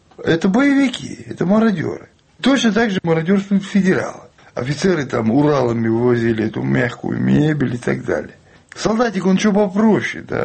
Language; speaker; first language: Russian; non-native, local second language; Chechen